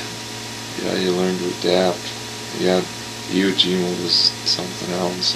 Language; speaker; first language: English; native; English